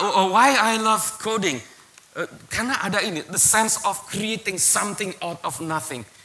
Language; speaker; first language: English; non-native, fluent; Indonesian